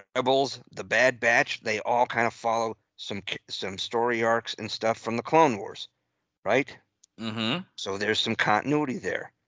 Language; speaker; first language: English; native; English